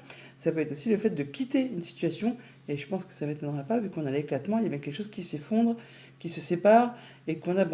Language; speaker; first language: French; native; French